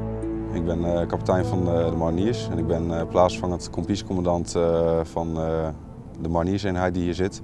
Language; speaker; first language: Dutch; native; Dutch